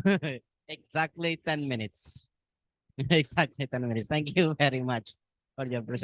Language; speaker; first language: English; non-native, learner; Indonesian